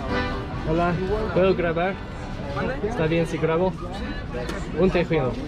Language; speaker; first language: Spanish; non-native, learner; English